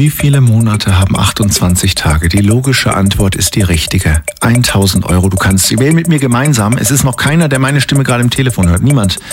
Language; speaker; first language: German; native; German